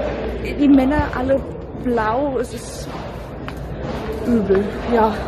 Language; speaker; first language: German; native; German